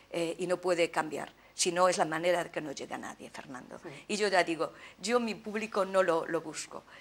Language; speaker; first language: Spanish; native; Spanish